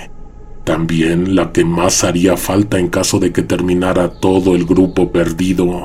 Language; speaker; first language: Spanish; native; Spanish